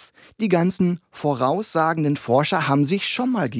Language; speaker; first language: German; native; German